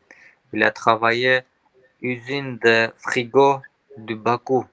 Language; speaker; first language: French; non-native, learner; Armenian